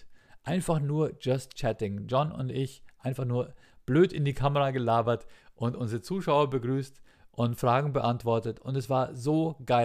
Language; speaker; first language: German; native; German